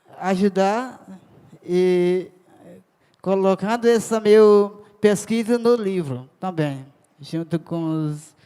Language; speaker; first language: Portuguese; non-native, local second language; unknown